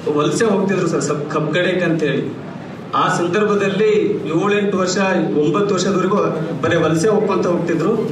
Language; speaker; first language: Kannada; non-native, local second language; Lambadi